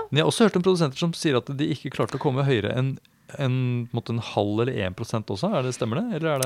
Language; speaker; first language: Norwegian; native; Norwegian